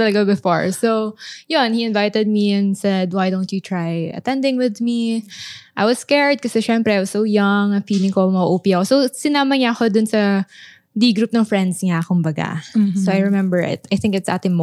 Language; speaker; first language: English; non-native, local second language; Filipino